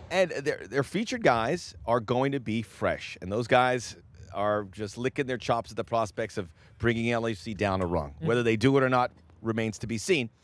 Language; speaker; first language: English; native; English